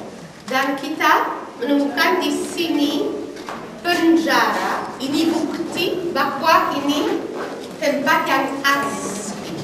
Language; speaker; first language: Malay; non-native, fluent; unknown